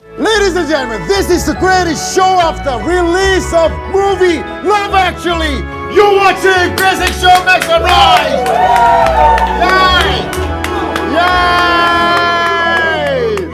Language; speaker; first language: English; non-native, learner; Korean